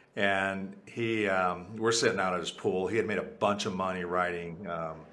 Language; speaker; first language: English; early bilingual, other home language; Spanish